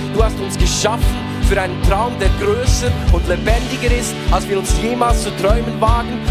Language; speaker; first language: German; native; German